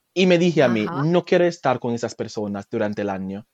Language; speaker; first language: Spanish; non-native, fluent; Jamaican Creole English